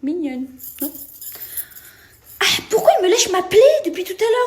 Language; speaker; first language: French; native; French